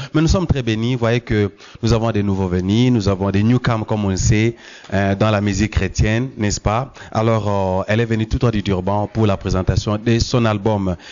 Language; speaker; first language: French; non-native, local second language; Lingala